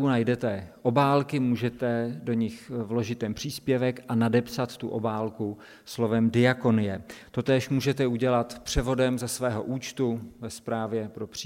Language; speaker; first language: Czech; native; Czech